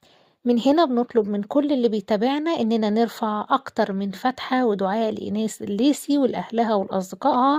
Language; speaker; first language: Arabic; native; Arabic